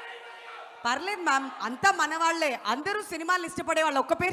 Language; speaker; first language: Telugu; native; Telugu